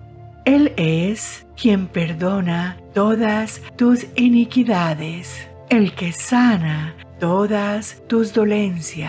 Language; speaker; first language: Spanish; native; Spanish